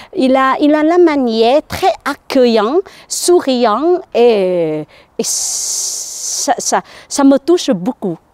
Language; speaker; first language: French; non-native, learner; Vietnamese